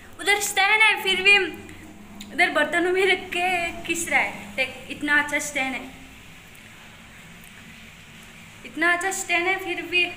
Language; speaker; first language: Hindi; non-native, local second language; Bodo